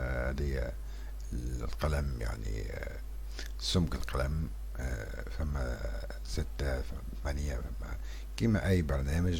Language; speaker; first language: Arabic; native; Arabic